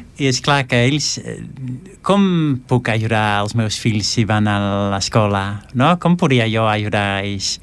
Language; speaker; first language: Catalan; non-native, fluent; Dutch